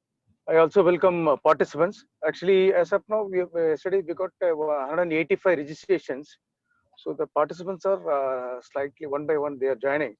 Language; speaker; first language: English; non-native, local second language; Tamil